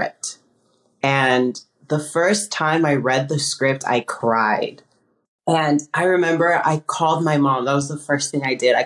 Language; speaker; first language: English; early bilingual, other home language; Spanish